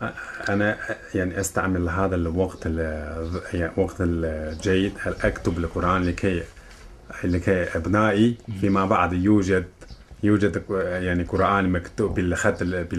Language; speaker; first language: Arabic; non-native, learner; Chinese